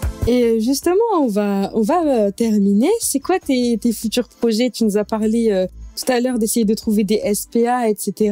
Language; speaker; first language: French; native; French